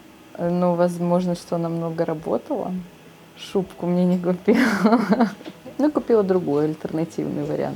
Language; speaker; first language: Russian; native; Russian